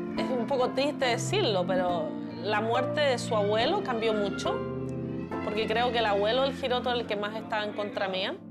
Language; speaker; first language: Spanish; native; Spanish